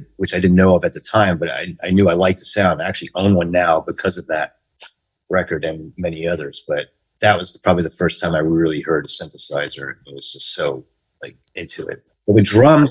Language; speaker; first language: English; native; English